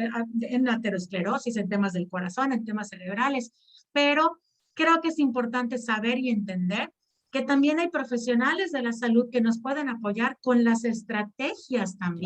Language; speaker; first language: Spanish; native; Spanish